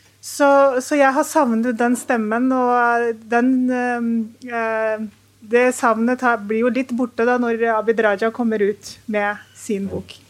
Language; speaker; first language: Norwegian; early bilingual, other home language; Urdu